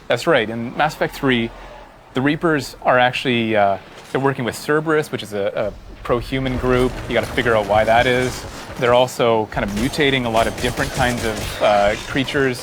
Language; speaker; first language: English; native; English